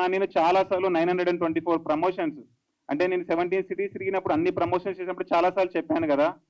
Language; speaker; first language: Telugu; native; Telugu